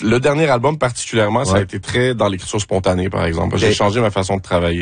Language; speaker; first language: French; native; French